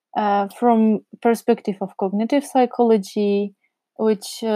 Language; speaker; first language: English; non-native, fluent; Czech